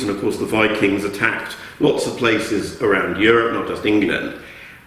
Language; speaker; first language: English; native; English